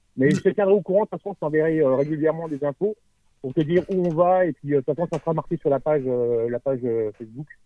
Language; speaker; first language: French; native; French